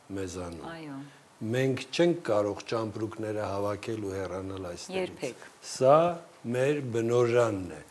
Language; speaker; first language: Armenian; native; Armenian